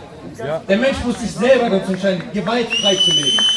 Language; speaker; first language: German; native; German